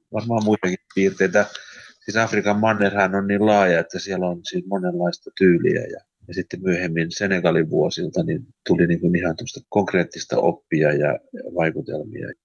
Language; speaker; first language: Finnish; early bilingual, heritage; Finnish